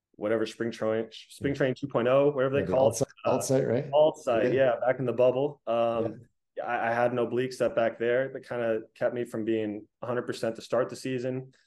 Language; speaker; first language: English; native; English